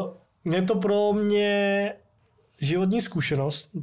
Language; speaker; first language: Czech; early bilingual, other home language; Vietnamese